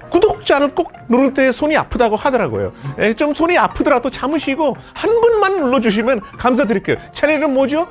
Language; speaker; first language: Korean; non-native, fluent; Hindi